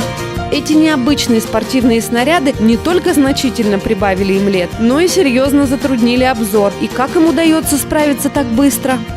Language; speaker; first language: Russian; native; Russian